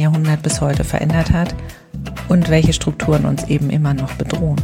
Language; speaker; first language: German; native; German